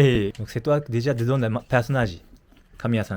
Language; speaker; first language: French; non-native, learner; Japanese